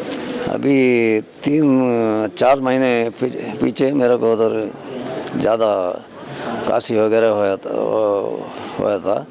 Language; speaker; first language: Hindi; non-native, local second language; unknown